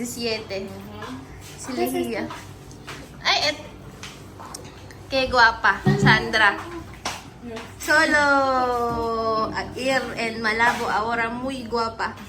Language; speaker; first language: Spanish; non-native, learner; Filipino